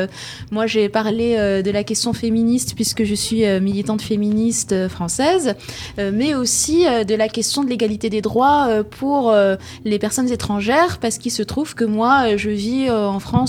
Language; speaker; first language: French; non-native, local second language; Arabic